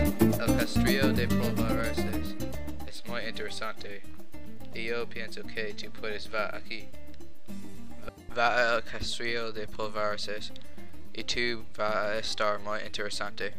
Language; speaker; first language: Spanish; non-native, learner; English